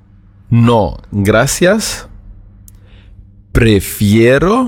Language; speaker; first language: Spanish; non-native, fluent; German